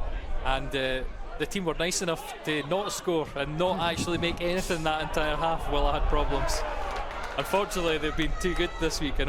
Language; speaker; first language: English; native; English